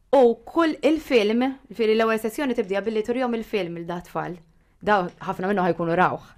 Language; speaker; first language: Maltese; native; Maltese